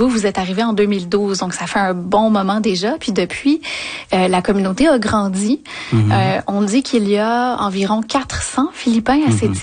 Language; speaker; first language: French; native; French